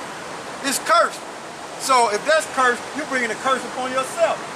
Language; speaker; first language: English; native; English